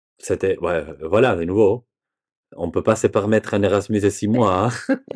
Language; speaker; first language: French; non-native, learner; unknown